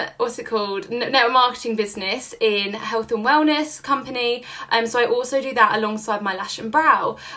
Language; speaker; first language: English; native; English